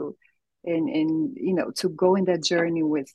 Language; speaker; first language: English; non-native, fluent; Portuguese